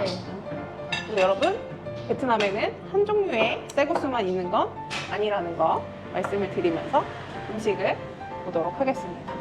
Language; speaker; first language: Korean; native; Korean